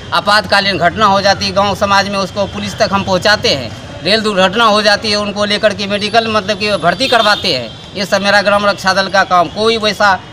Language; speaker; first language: Hindi; native; Hindi